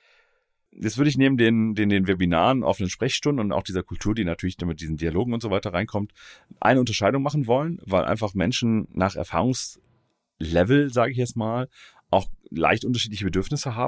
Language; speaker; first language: German; native; German